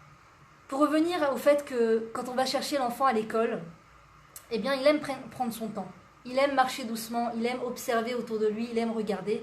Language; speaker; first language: French; native; French